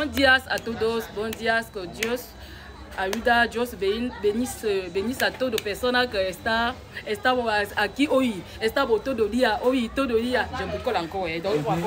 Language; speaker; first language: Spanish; non-native, learner; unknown